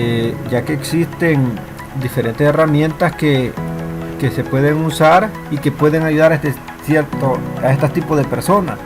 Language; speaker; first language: Spanish; native; Spanish